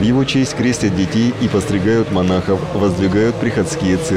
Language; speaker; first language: Russian; native; Russian